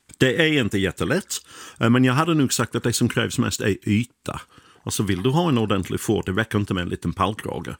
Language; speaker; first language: Swedish; non-native, fluent; English